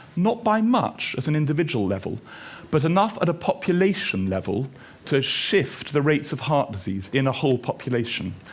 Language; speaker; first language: English; native; English